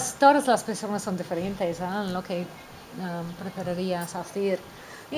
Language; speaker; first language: Spanish; non-native, fluent; English